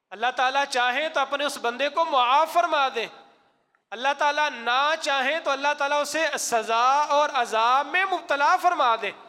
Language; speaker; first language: Urdu; non-native, local second language; Punjabi